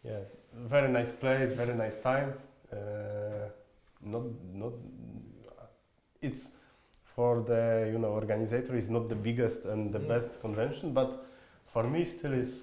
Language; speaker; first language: English; non-native, fluent; Polish